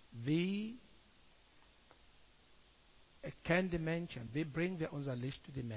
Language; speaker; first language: German; non-native, learner; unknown